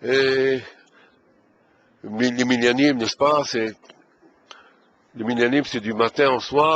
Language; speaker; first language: French; non-native, fluent; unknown